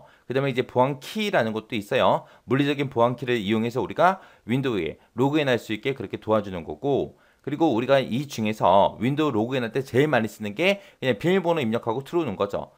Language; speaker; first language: Korean; native; Korean